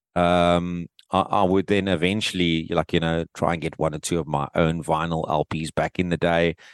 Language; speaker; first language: English; native; English